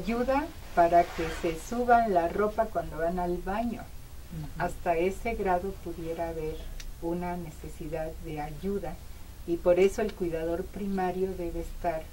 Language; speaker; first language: Spanish; native; Spanish